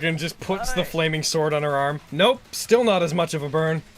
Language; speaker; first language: English; native; English